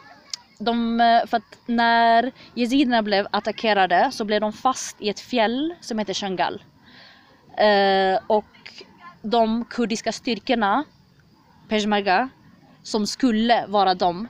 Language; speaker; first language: Swedish; early bilingual, other home language; Kurdish